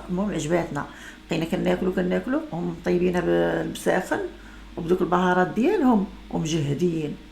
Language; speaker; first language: Arabic; native; Arabic